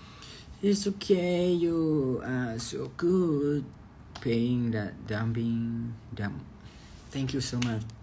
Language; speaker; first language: English; non-native, learner; Thai